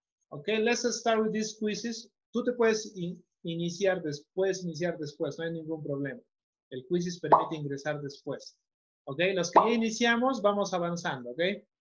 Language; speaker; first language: Spanish; native; Spanish